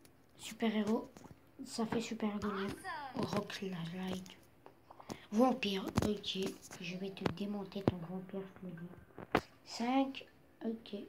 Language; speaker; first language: French; native; French